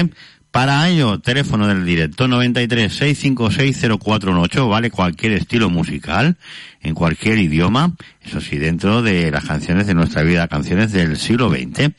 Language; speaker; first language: Spanish; native; Spanish